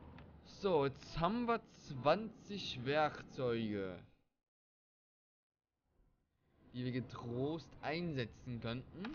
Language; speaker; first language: German; native; German